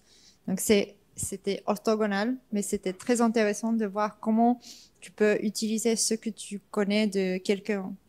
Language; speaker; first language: French; non-native, fluent; English